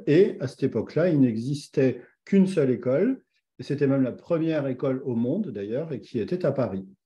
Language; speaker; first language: French; native; French